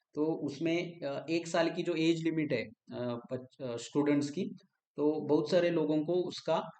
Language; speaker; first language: Hindi; non-native, local second language; Marathi